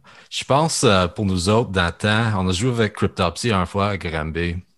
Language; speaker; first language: French; native; French